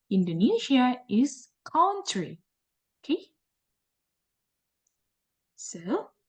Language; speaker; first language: English; non-native, learner; Indonesian